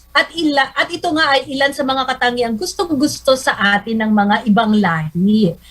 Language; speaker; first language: Filipino; native; Filipino